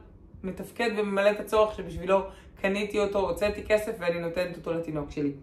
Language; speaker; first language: Hebrew; native; Hebrew